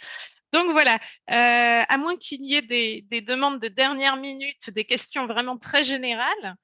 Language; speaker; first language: French; native; French